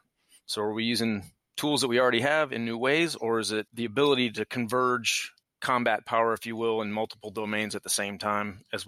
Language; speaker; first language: English; native; English